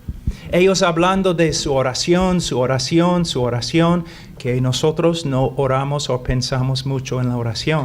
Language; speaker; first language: Spanish; non-native, fluent; English